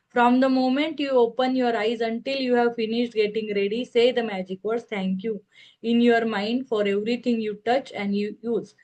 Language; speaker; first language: English; non-native, local second language; Marathi